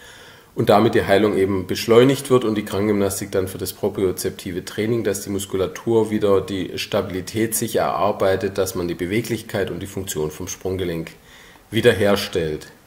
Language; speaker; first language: German; native; German